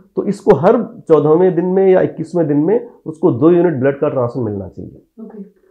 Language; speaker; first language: Hindi; native; Hindi